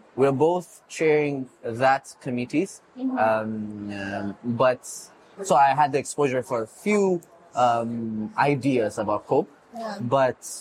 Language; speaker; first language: English; non-native, fluent; Amharic